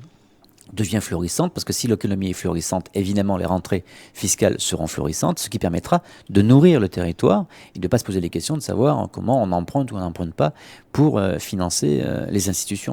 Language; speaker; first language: French; native; French